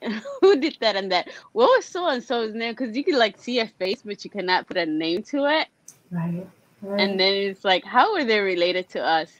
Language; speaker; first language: English; native; English